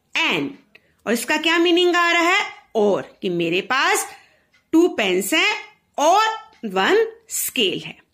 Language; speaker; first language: Hindi; native; Hindi